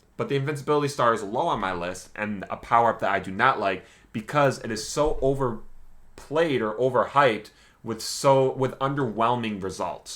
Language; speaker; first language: English; native; English